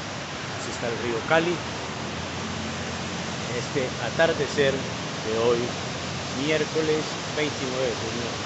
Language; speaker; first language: Spanish; native; Spanish